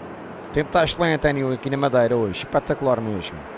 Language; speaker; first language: Portuguese; native; Portuguese